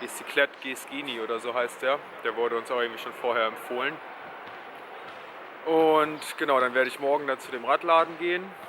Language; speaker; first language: German; native; German